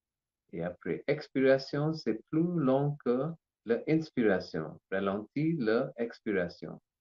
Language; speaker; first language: French; non-native, learner; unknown